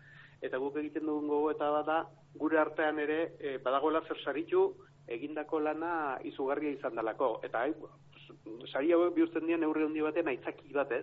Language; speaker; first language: Basque; native; Basque